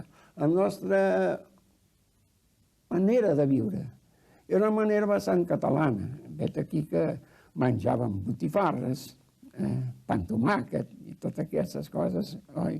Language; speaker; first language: Catalan; early bilingual, heritage; Catalan